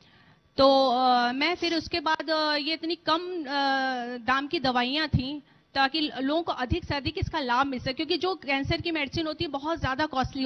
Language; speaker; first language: Hindi; native; Hindi